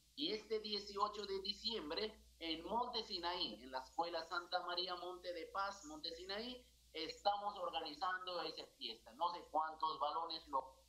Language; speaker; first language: Spanish; non-native, fluent; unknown